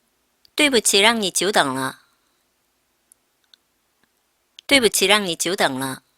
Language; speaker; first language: Chinese; non-native, fluent; Korean